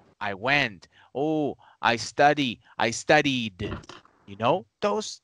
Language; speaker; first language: English; non-native, fluent; Spanish